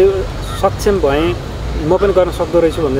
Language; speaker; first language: Nepali; native; Nepali